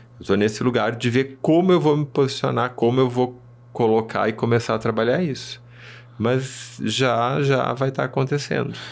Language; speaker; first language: Portuguese; early bilingual, other home language; Spanish